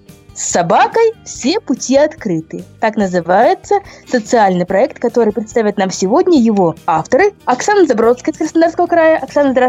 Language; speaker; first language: Russian; native; Russian